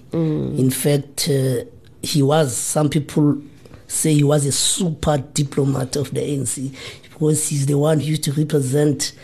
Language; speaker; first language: English; non-native, local second language; Zulu